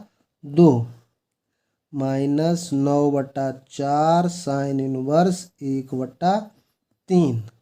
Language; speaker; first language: Hindi; native; Hindi